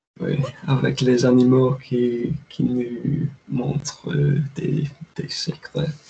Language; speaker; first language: French; non-native, learner; English